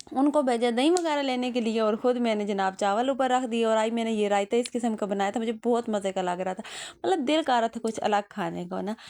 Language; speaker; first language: Urdu; non-native, local second language; Punjabi